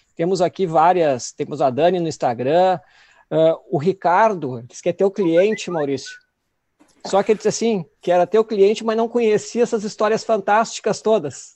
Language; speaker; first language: Portuguese; native; Portuguese